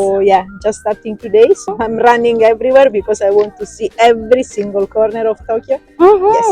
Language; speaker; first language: English; non-native, fluent; Italian